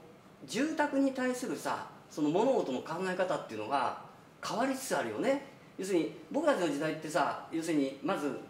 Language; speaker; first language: Japanese; native; Japanese